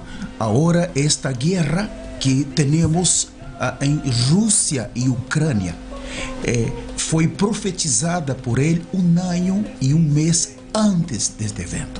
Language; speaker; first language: Spanish; non-native, learner; Portuguese